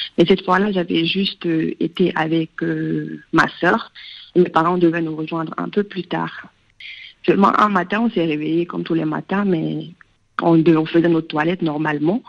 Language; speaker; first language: French; non-native, local second language; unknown